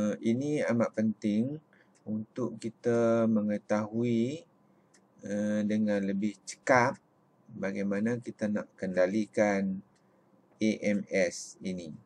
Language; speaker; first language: Malay; native; Malay